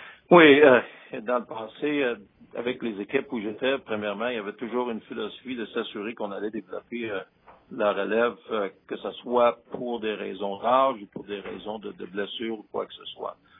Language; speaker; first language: French; native; French